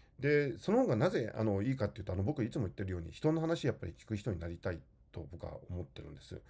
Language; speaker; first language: Japanese; native; Japanese